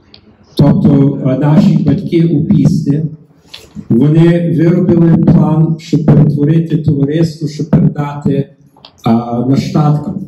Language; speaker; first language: Ukrainian; early bilingual, heritage; Ukrainian